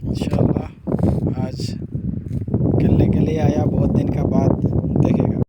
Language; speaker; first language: Hindi; non-native, learner; Bangla